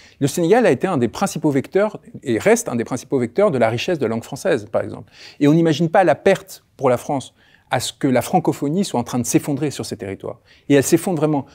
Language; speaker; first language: French; early bilingual, other home language; Spanish